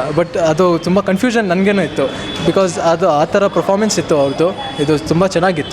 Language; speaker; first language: Kannada; non-native, local second language; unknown